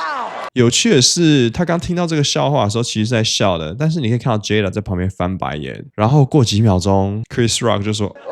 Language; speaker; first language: Chinese; native; Chinese